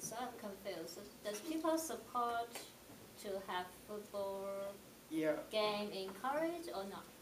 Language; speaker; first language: English; non-native, learner; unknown